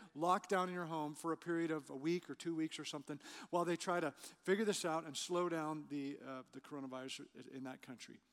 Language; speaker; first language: English; native; English